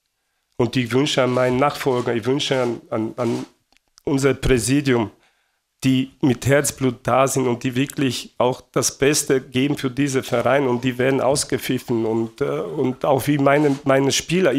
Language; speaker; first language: German; non-native, fluent; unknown